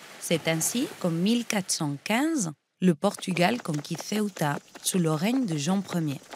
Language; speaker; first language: French; non-native, fluent; Spanish